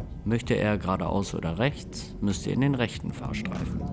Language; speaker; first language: German; native; German